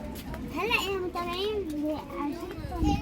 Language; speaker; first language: Arabic; native; Arabic